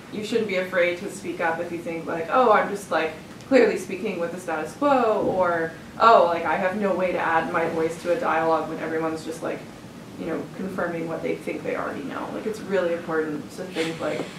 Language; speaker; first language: English; native; English